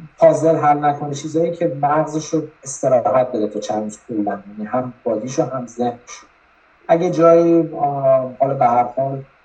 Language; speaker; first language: Persian; native; Persian